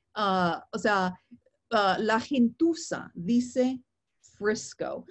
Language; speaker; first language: Spanish; non-native, fluent; English